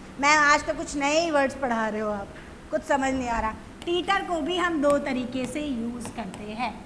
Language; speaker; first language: Hindi; native; Hindi